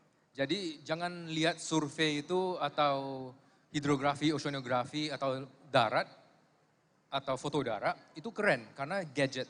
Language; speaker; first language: Indonesian; non-native, fluent; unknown